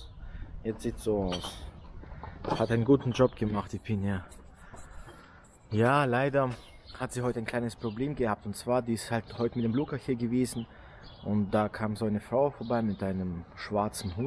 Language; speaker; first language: German; native; German